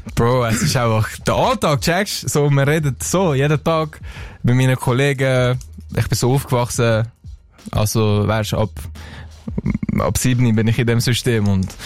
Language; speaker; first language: German; non-native, local second language; French